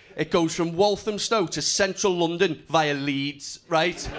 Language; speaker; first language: English; native; English